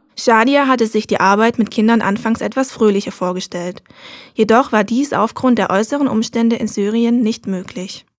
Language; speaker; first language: German; native; German